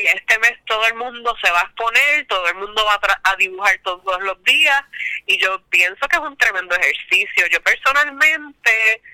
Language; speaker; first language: Spanish; native; Spanish